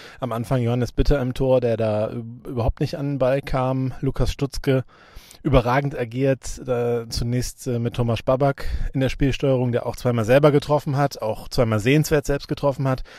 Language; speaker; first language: German; native; German